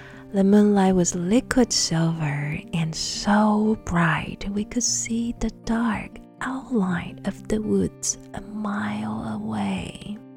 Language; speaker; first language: English; non-native, fluent; Chinese